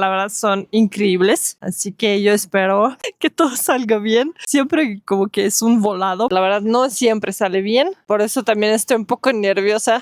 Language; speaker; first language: Spanish; non-native, fluent; Russian